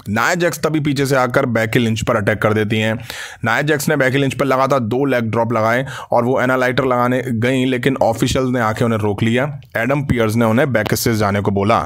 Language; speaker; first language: Hindi; native; Hindi